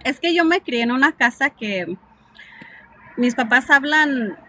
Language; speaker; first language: Spanish; early bilingual, heritage; Spanish